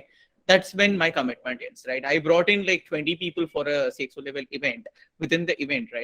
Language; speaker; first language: English; non-native, local second language; Tamil